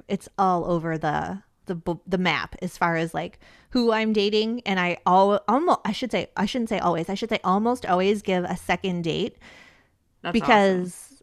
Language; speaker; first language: English; native; English